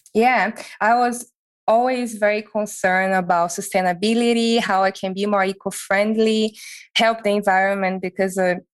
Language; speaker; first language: English; non-native, fluent; Portuguese